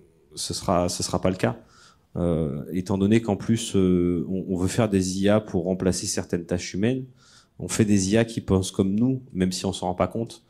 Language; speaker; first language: French; native; French